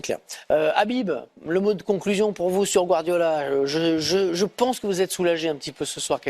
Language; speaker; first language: French; native; French